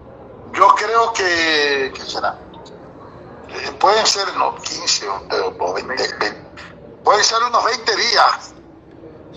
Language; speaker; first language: Spanish; native; Spanish